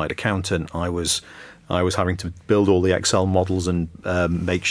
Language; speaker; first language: English; native; English